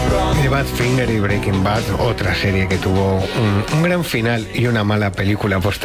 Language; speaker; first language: Spanish; native; Spanish